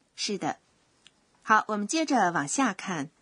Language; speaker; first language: Chinese; non-native, fluent; Japanese